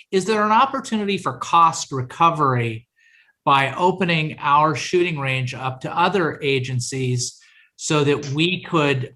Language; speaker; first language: English; native; English